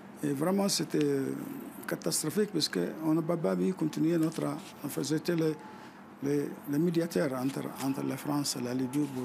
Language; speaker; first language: French; non-native, fluent; Arabic